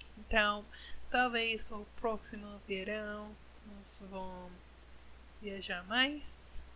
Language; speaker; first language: Portuguese; non-native, learner; English